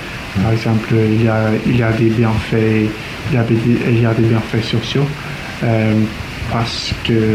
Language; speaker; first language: French; non-native, learner; English